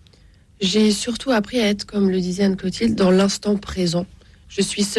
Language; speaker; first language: French; native; French